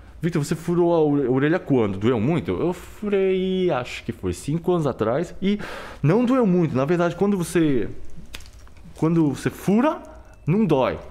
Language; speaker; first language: Portuguese; non-native, fluent; Korean